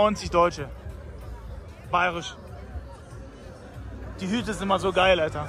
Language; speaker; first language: German; native; German